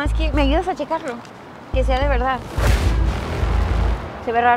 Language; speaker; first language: Spanish; native; Spanish